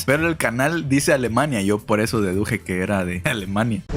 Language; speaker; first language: Spanish; native; Spanish